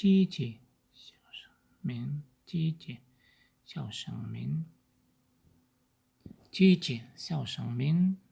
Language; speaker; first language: Chinese; non-native, learner; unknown